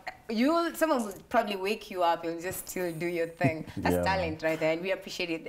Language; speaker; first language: English; non-native, local second language; Swahili